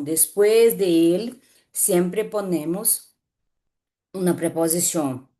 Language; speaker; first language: Spanish; non-native, fluent; Portuguese